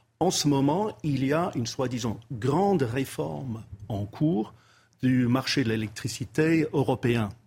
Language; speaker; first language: French; non-native, fluent; English